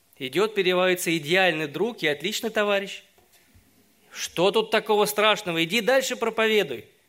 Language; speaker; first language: Russian; native; Russian